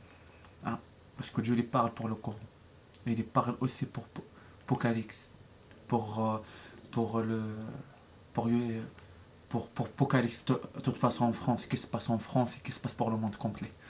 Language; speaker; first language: French; non-native, learner; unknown